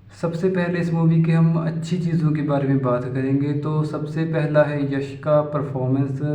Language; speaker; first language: Hindi; native; Hindi